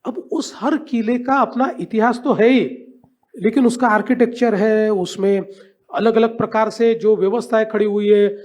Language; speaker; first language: Hindi; non-native, local second language; Marathi